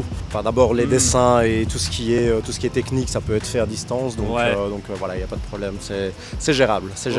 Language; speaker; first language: French; native; French